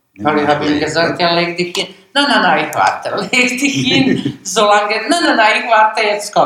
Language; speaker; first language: German; non-native, learner; Bosnian